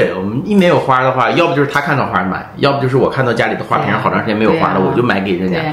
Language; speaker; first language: Chinese; native; Chinese